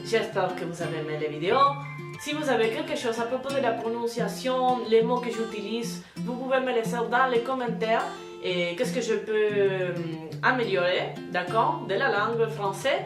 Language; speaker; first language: French; non-native, learner; Spanish